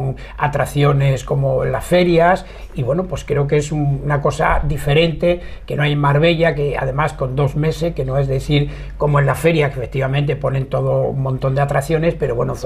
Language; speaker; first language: Spanish; native; Spanish